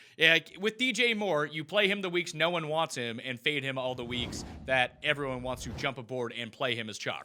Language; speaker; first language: English; native; English